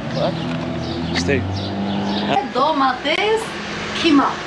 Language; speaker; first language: Turkish; non-native, learner; Albanian